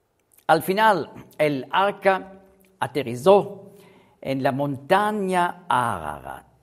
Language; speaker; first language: Spanish; non-native, learner; German